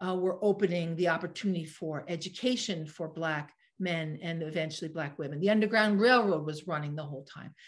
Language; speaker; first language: English; native; English